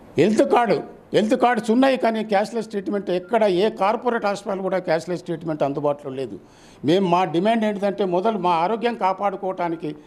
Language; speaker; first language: Telugu; native; Telugu